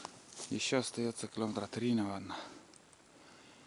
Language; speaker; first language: Russian; native; Russian